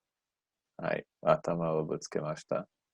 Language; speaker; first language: Japanese; non-native, learner; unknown